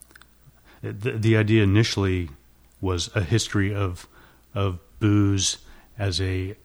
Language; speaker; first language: English; native; English